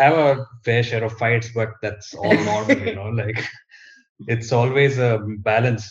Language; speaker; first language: English; non-native, local second language; Kannada